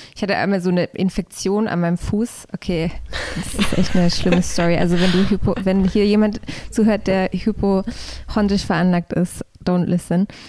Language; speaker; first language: German; early bilingual, other home language; Polish